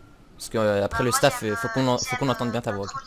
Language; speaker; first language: French; native; French